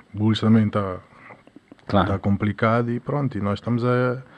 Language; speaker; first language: Portuguese; non-native, local second language; Kabuverdianu